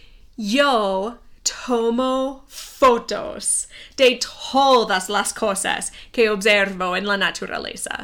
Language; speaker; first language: Spanish; non-native, fluent; English